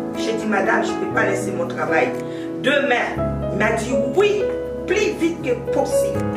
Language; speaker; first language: French; non-native, local second language; Haitian Creole